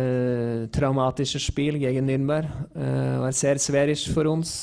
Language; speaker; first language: German; non-native, learner; Norwegian